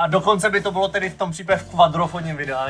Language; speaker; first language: Czech; native; Czech